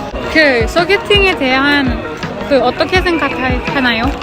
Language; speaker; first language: Korean; non-native, learner; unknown